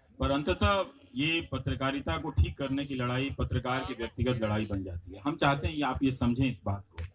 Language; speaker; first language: Hindi; non-native, local second language; Bhojpuri